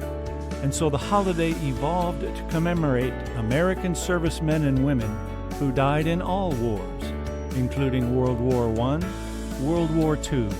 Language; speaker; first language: English; native; English